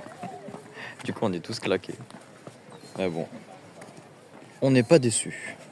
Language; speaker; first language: French; native; French